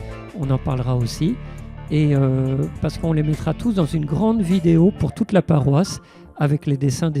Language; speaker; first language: French; native; French